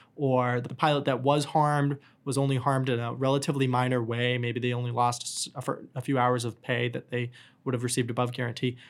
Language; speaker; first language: English; native; English